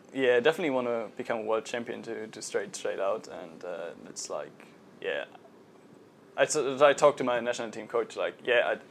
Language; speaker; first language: English; non-native, fluent; German